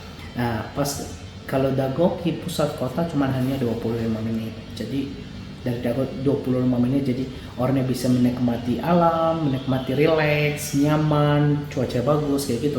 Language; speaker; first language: Indonesian; non-native, fluent; Arabic